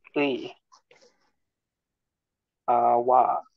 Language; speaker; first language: Korean; non-native, learner; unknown